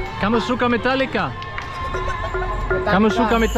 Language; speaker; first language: Indonesian; non-native, learner; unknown